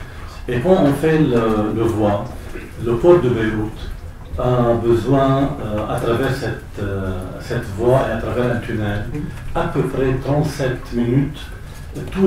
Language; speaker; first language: French; non-native, local second language; Arabic